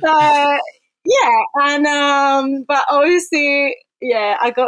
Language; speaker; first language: English; non-native, fluent; Spanish